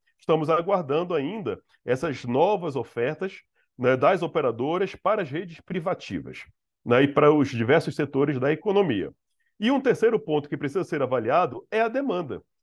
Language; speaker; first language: Portuguese; native; Portuguese